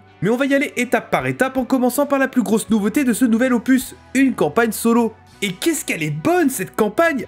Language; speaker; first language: French; native; French